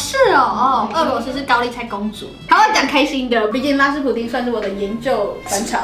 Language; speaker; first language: Chinese; native; Chinese